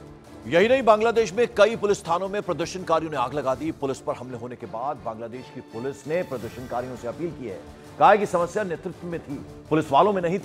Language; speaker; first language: Hindi; native; Hindi